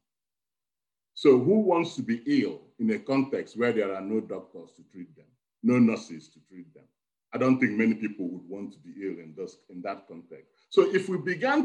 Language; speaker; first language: English; non-native, local second language; Igbo